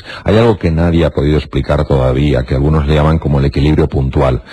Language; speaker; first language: Spanish; native; Spanish